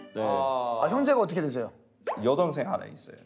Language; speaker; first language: Korean; non-native, fluent; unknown